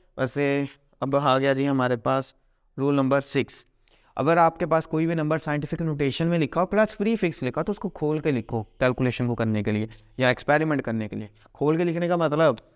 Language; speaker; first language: Hindi; native; Hindi